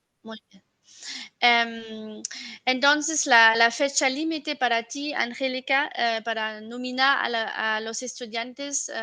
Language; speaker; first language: Spanish; non-native, fluent; French